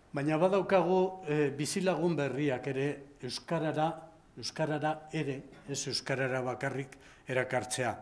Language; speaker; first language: Basque; non-native, local second language; Spanish